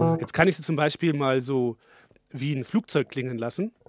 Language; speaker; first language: German; native; German